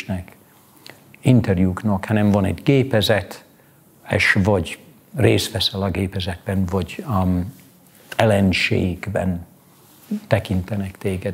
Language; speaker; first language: Hungarian; non-native, fluent; English